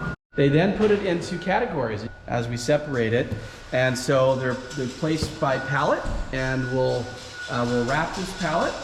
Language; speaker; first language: English; native; English